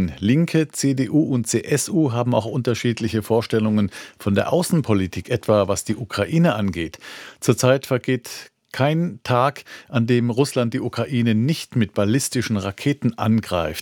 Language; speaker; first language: German; native; German